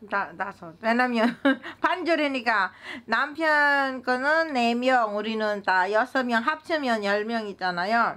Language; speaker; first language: Korean; non-native, learner; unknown